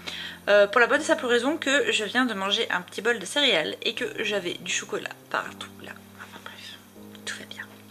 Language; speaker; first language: French; native; French